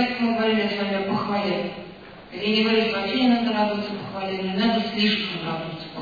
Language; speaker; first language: Russian; native; Russian